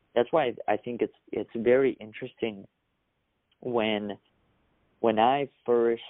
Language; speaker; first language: English; early bilingual, other home language; Russian